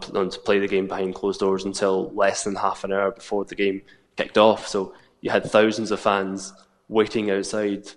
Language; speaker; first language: English; native; English